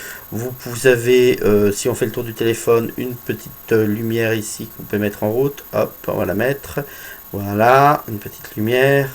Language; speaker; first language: French; native; French